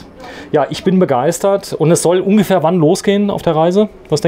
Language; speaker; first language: German; native; German